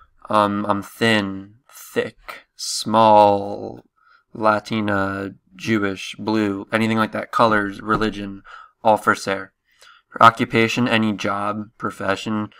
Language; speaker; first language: English; native; English